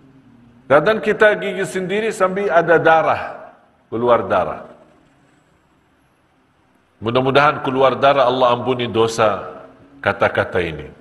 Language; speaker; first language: Indonesian; non-native, fluent; Arabic